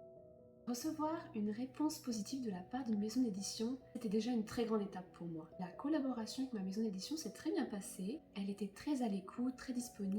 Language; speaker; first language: French; native; French